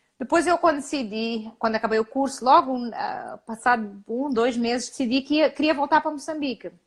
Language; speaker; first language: Portuguese; early bilingual, heritage; Portuguese